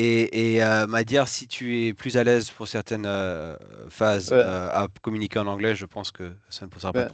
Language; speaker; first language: French; native; French